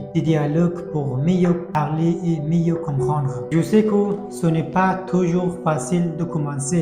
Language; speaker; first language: French; non-native, fluent; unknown